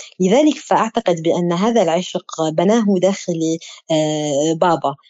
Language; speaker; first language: Arabic; native; Arabic